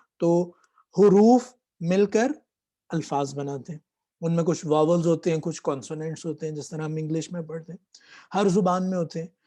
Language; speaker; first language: Urdu; native; Urdu